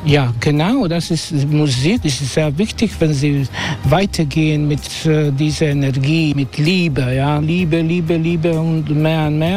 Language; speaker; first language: German; non-native, learner; Croatian